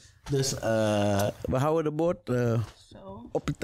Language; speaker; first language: Dutch; native; Dutch